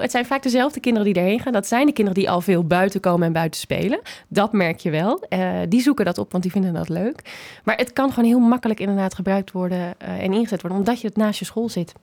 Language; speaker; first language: Dutch; native; Dutch